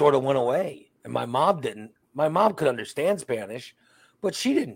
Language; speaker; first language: English; early bilingual, other home language; Spanish